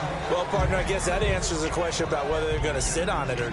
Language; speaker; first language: English; native; English